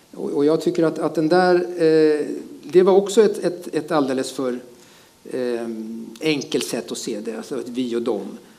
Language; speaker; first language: Swedish; early bilingual, other home language; German